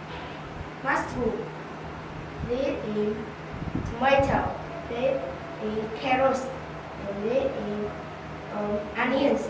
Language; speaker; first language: English; non-native, learner; Vietnamese